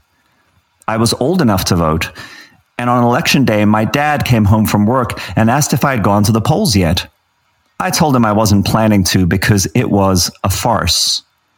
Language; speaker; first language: English; native; English